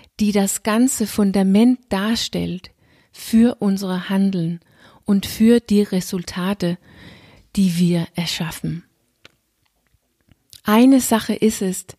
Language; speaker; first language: German; non-native, fluent; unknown